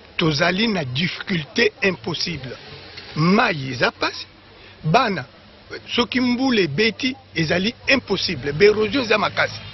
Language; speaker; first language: Lingala; native; Lingala